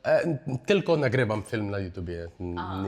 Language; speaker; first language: Polish; non-native, learner; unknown